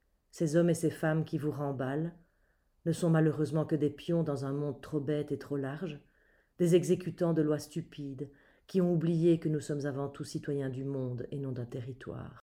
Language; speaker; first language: French; native; French